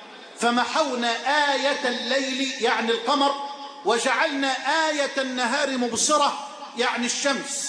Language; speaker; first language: Arabic; native; Arabic